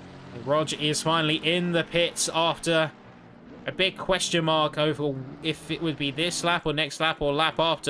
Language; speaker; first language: English; native; English